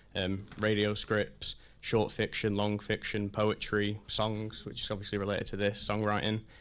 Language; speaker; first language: English; native; English